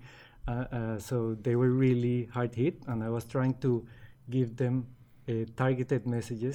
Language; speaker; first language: English; non-native, fluent; Spanish